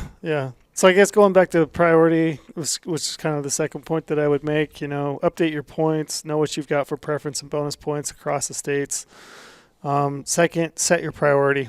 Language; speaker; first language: English; native; English